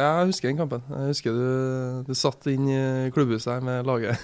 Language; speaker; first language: Norwegian; native; Norwegian